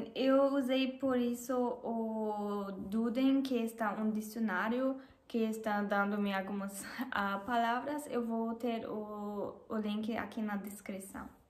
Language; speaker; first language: Portuguese; non-native, learner; German